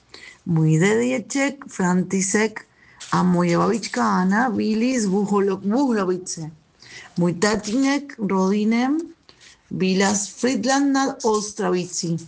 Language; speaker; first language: Czech; early bilingual, heritage; Spanish